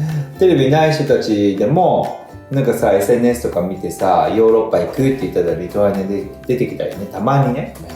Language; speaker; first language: Japanese; native; Japanese